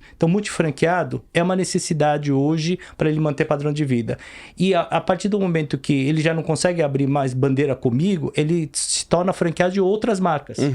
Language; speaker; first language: Portuguese; early bilingual, other home language; Korean